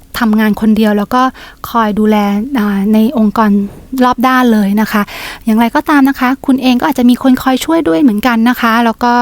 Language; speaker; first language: Thai; native; Thai